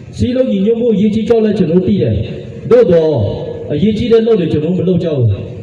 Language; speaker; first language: Burmese; non-native, local second language; Western Kayah